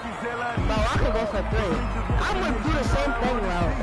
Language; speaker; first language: English; native; English